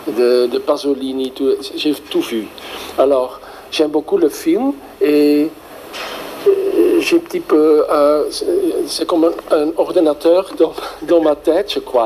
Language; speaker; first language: French; non-native, fluent; Dutch